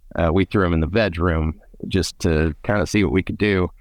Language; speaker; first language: English; native; English